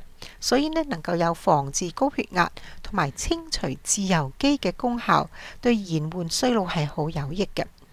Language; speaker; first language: Chinese; non-native, local second language; Cantonese